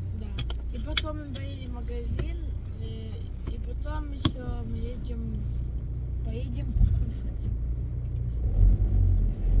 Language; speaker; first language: Russian; early bilingual, heritage; German